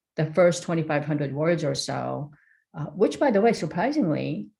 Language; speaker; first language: English; early bilingual, other home language; Korean